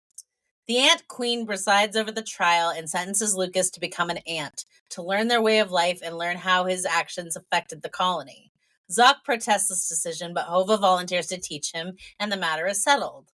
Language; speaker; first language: English; native; English